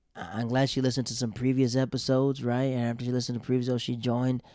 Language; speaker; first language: English; native; English